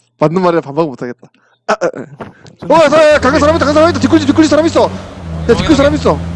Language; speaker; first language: Korean; native; Korean